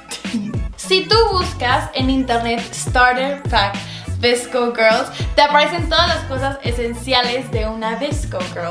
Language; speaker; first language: Spanish; native; Spanish